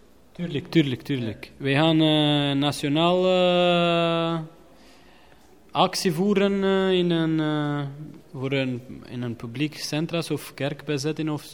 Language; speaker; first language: Dutch; non-native, learner; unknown